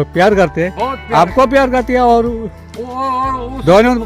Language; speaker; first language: Hindi; non-native, local second language; Malayalam